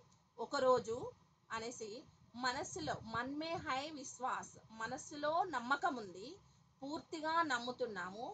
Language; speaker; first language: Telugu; native; Telugu